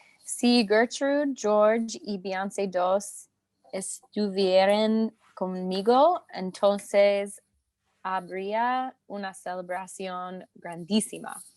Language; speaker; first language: Spanish; non-native, learner; English